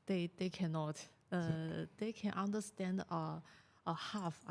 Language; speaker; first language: English; non-native, learner; Chinese